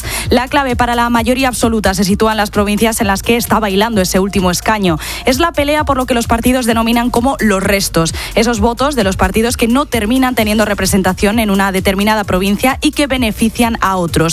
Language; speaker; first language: Spanish; native; Spanish